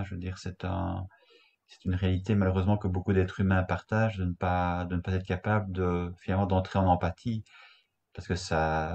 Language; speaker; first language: French; native; French